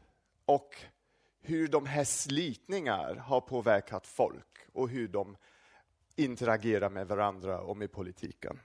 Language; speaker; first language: Swedish; non-native, fluent; English